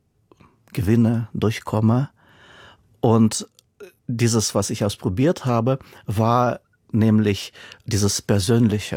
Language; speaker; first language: German; non-native, fluent; Russian